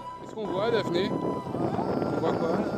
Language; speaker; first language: French; native; French